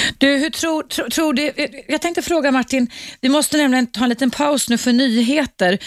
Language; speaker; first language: Swedish; native; Swedish